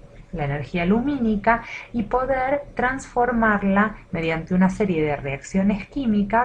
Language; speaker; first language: Spanish; native; Spanish